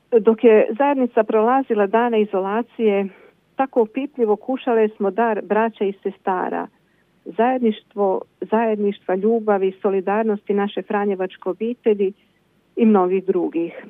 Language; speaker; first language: Croatian; native; Croatian